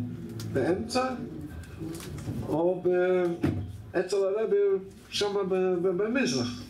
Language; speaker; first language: Hebrew; non-native, fluent; English